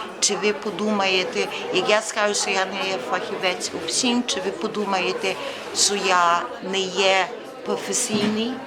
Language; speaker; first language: Ukrainian; early bilingual, heritage; Ukrainian